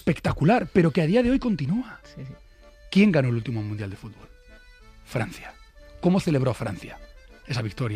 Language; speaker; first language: Spanish; native; Spanish